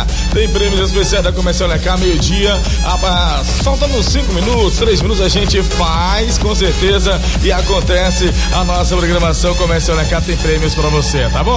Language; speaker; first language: Portuguese; native; Portuguese